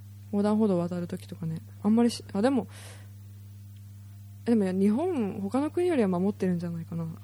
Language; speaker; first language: Japanese; early bilingual, heritage; Japanese